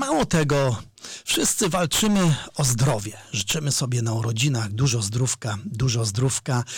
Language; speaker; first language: Polish; native; Polish